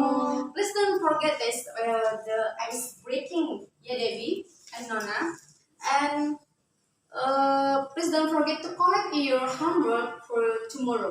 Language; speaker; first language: English; non-native, learner; Indonesian